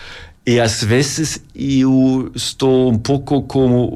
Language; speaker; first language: Portuguese; non-native, learner; German